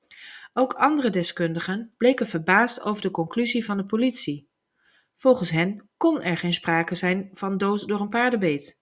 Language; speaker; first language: Dutch; native; Dutch